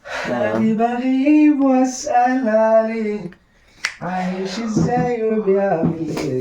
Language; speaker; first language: Arabic; native; Arabic